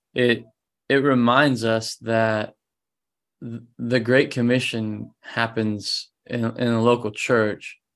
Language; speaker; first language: English; native; English